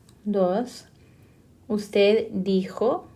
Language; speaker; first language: Spanish; non-native, fluent; English